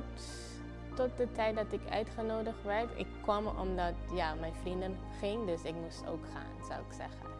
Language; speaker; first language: Dutch; non-native, fluent; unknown